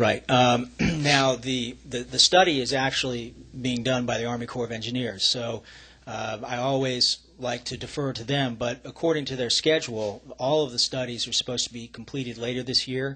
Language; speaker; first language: English; native; English